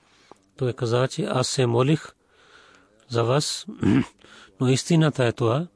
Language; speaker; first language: Bulgarian; non-native, fluent; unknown